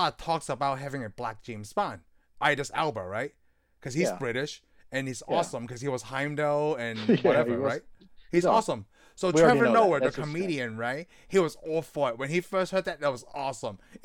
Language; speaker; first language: English; non-native, local second language; Cantonese